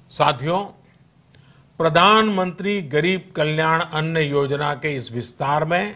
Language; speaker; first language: Hindi; non-native, local second language; Gujarati